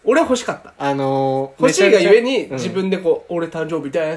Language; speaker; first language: Japanese; native; Japanese